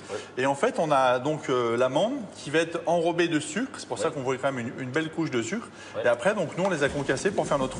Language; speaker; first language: French; native; French